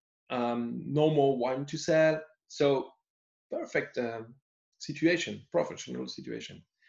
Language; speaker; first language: English; non-native, fluent; French